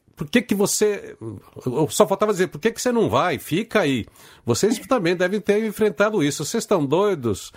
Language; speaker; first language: Portuguese; native; Portuguese